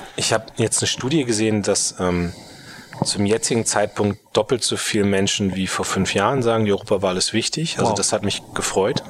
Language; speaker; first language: German; native; German